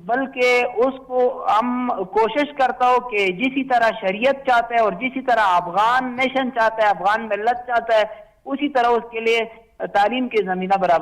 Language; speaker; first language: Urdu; non-native, learner; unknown